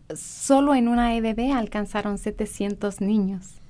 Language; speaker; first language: Spanish; native; Spanish